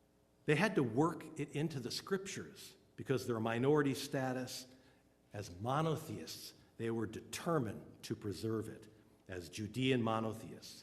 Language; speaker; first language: English; native; English